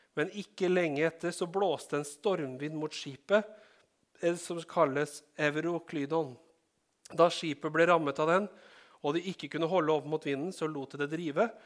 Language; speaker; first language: Norwegian; native; Norwegian